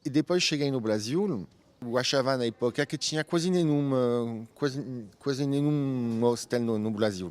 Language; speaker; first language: Portuguese; non-native, fluent; French